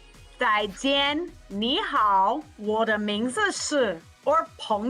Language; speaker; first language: Chinese; non-native, learner; English